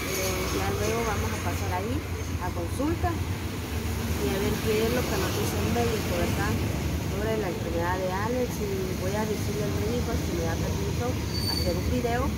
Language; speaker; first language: Spanish; native; Spanish